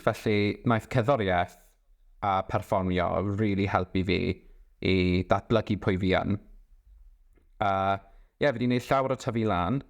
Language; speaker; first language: Welsh; non-native, local second language; English